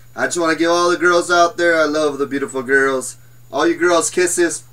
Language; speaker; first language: English; native; English